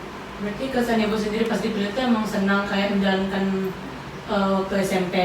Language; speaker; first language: Indonesian; non-native, local second language; Minangkabau